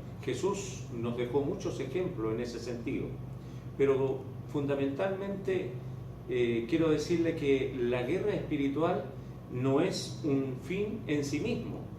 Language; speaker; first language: Spanish; native; Spanish